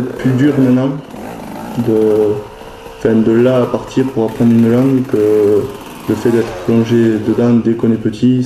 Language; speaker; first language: French; native; French